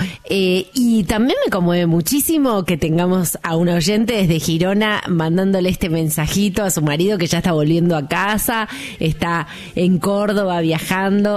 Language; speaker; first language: Spanish; native; Spanish